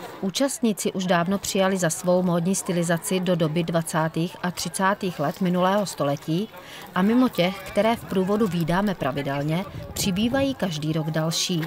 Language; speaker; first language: Czech; native; Czech